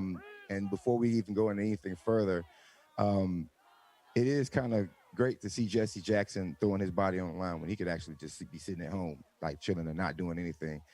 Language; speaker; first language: English; native; English